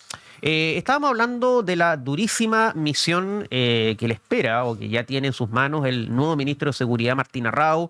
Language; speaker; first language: Spanish; native; Spanish